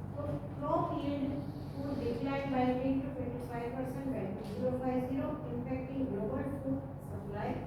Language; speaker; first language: English; non-native, local second language; Gujarati